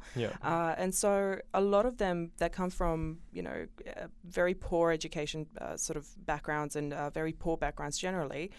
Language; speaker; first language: English; early bilingual, other home language; Bosnian